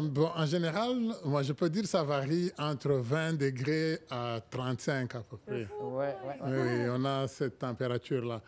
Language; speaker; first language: French; non-native, local second language; Swahili